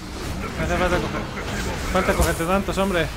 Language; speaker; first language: Spanish; native; Spanish